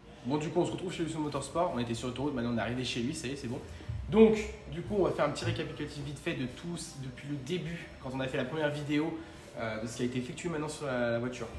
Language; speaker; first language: French; native; French